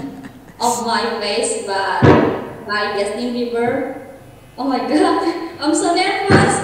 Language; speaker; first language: English; non-native, learner; Indonesian